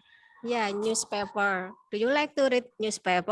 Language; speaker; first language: English; non-native, learner; Indonesian